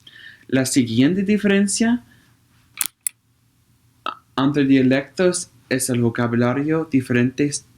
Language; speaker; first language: Spanish; non-native, learner; English